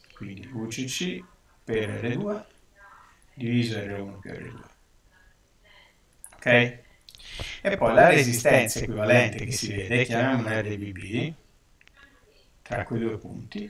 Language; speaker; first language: Italian; native; Italian